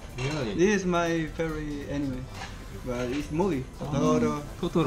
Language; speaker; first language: English; non-native, learner; Spanish